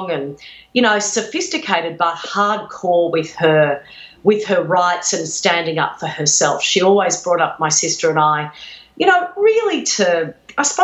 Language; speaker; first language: English; native; English